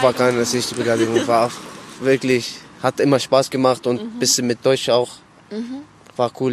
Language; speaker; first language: German; non-native, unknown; Arabic